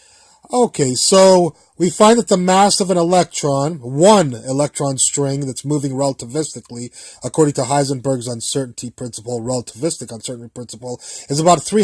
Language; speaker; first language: English; native; English